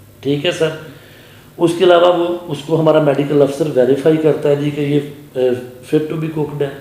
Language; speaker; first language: Urdu; non-native, local second language; Punjabi